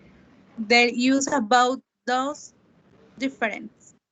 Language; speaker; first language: English; non-native, learner; Spanish